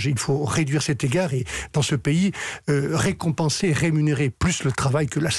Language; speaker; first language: French; native; French